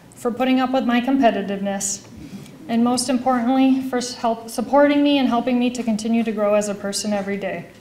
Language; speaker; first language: English; native; English